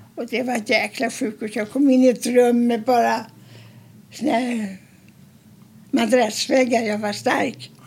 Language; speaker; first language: Swedish; early bilingual, other home language; German